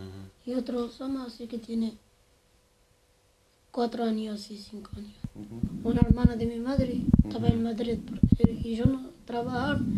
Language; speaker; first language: Spanish; non-native, learner; Arabic